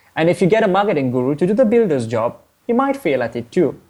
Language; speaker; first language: English; non-native, fluent; Morisyen